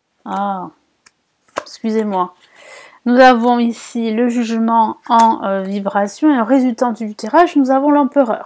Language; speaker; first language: French; native; French